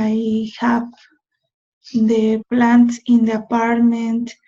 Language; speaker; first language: English; non-native, learner; Spanish